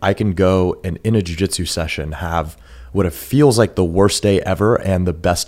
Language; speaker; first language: English; early bilingual, other home language; Persian